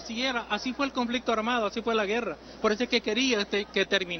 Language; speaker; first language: Spanish; native; Spanish